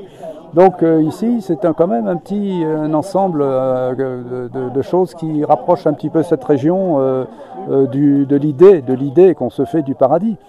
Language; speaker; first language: French; native; French